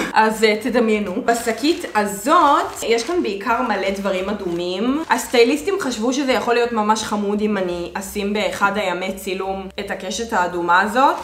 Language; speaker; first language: Hebrew; native; Hebrew